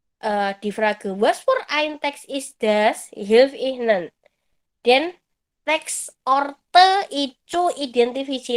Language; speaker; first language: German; non-native, fluent; Indonesian